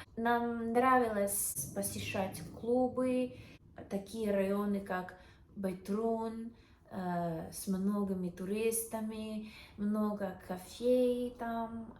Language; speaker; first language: Russian; non-native, learner; English